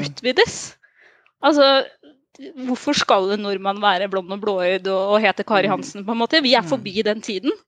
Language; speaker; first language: Norwegian; early bilingual, other home language; Somali